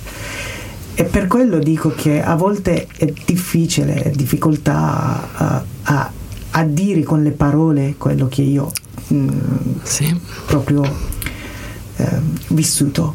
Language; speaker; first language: Italian; non-native, learner; Persian